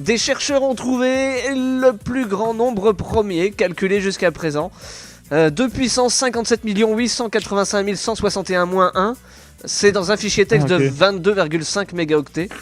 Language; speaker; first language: French; native; French